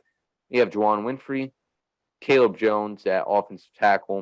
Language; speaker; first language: English; native; English